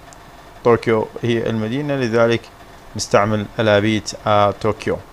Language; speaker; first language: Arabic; native; Arabic